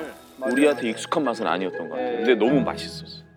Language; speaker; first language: Korean; native; Korean